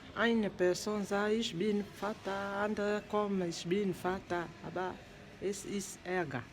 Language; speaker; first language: German; non-native, learner; French